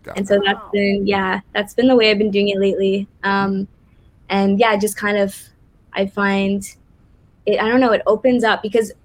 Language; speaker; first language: English; native; English